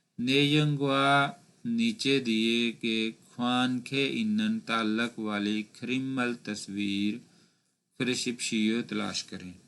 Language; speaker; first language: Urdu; non-native, local second language; Punjabi